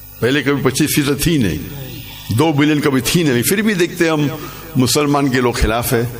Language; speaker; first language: Urdu; non-native, local second language; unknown